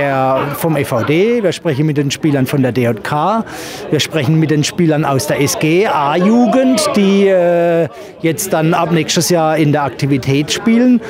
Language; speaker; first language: German; native; German